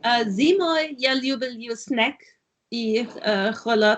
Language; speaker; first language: Russian; non-native, learner; German